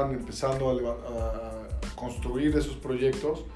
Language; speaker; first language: Spanish; native; Spanish